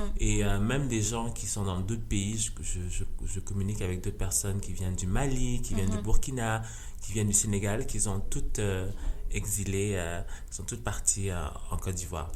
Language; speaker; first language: French; non-native, local second language; Rundi